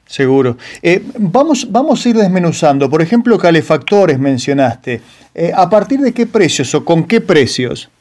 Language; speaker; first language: Spanish; native; Spanish